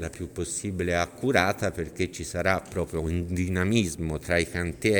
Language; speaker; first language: Italian; native; Italian